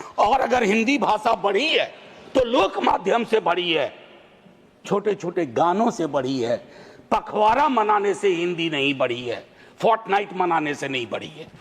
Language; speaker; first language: Hindi; native; Hindi